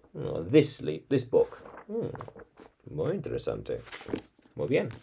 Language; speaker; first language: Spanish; non-native, learner; English